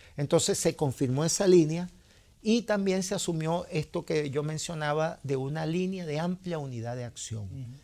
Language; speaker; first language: Spanish; native; Spanish